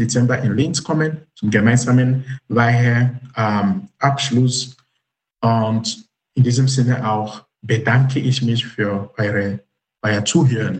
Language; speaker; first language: German; non-native, fluent; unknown